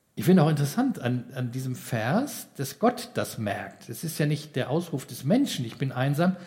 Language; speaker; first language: German; native; German